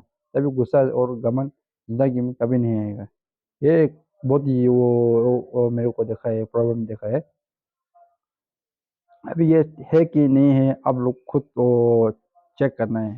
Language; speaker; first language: Hindi; non-native, fluent; Tibetan